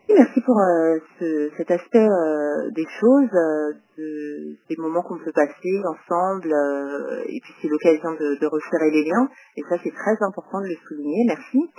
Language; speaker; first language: French; native; French